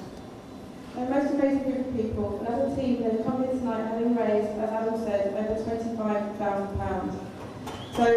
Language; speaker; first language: English; native; English